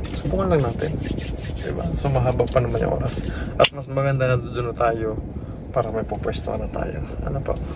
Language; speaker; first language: Filipino; native; Filipino